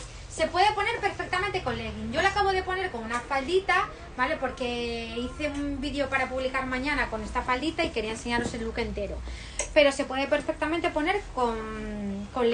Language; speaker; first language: Spanish; native; Spanish